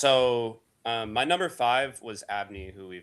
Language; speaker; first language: English; native; English